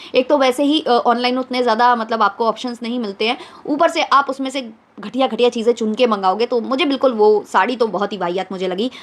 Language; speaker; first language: Hindi; native; Hindi